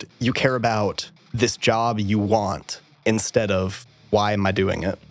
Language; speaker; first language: English; native; English